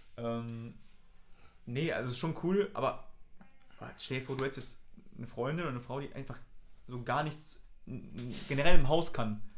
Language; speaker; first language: German; native; German